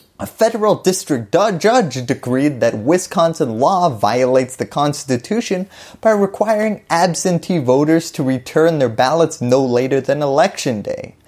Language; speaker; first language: English; native; English